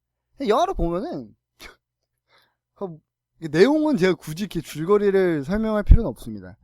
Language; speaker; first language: Korean; native; Korean